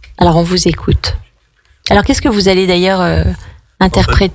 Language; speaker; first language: French; native; French